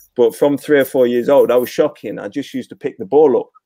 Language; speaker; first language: English; native; English